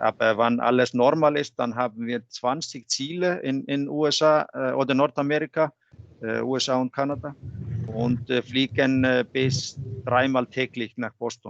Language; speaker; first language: German; non-native, fluent; Icelandic